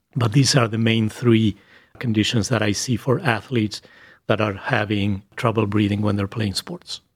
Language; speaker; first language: English; non-native, fluent; Spanish